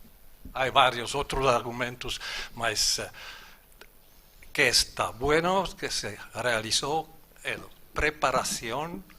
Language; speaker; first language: Spanish; non-native, fluent; German